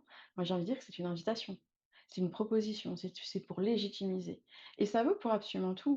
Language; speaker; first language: French; native; French